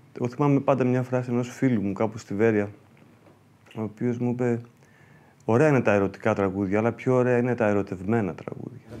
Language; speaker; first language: Greek; early bilingual, heritage; Greek